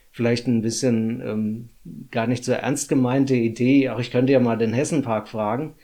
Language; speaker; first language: German; native; German